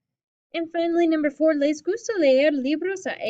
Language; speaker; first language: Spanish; non-native, fluent; English